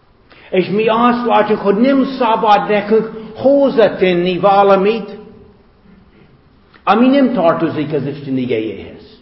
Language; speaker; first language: Hungarian; non-native, fluent; English